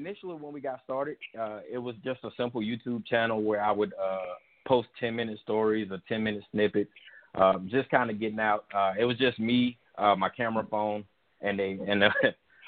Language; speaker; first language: English; native; English